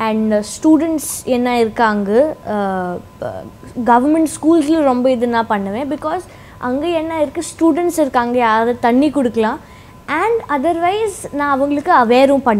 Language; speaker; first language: Tamil; non-native, local second language; Hindi